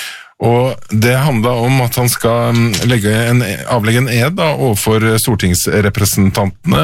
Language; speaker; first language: Norwegian; native; Norwegian